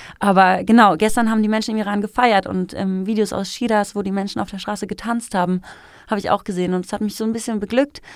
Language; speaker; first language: German; early bilingual, other home language; Persian